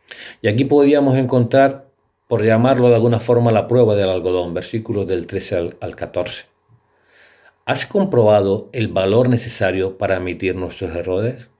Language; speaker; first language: Spanish; native; Spanish